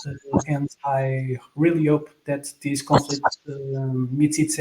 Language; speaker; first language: English; non-native, fluent; Portuguese